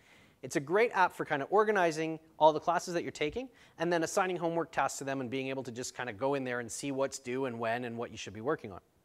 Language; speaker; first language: English; native; English